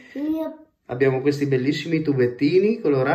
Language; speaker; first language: Italian; native; Italian